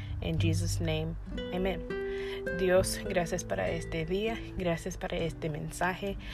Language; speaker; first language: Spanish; non-native, learner; English